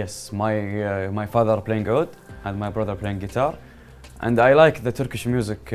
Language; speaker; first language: English; non-native, learner; Arabic